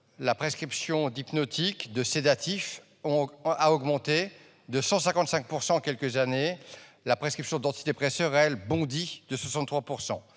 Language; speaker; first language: French; native; French